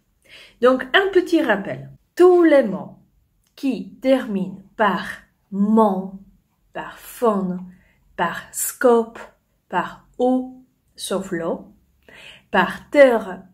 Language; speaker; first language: French; non-native, fluent; Polish